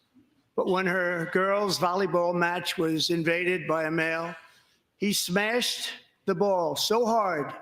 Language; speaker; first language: English; native; English